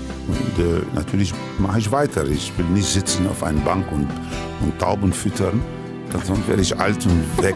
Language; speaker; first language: German; non-native, fluent; Spanish